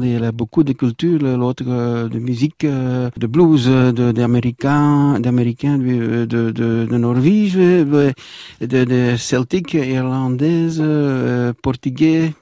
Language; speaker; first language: French; non-native, local second language; Dutch